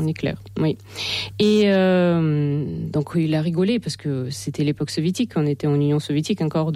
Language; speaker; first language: French; non-native, fluent; Russian